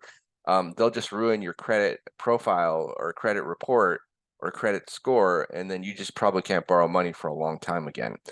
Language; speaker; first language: English; early bilingual, other home language; Korean